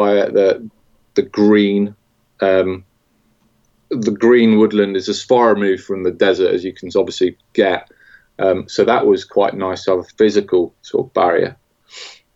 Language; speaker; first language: English; native; English